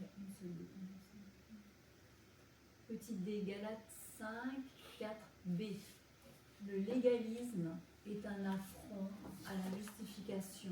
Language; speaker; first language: French; native; French